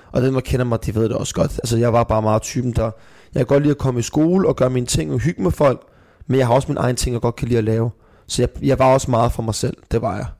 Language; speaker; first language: Danish; early bilingual, other home language; Persian